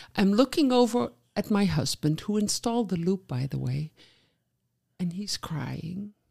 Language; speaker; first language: English; non-native, fluent; Dutch